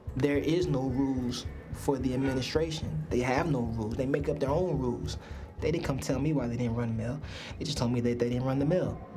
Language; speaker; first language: English; native; English